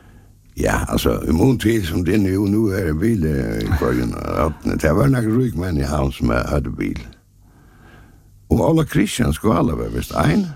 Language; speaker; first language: Danish; non-native, local second language; Faroese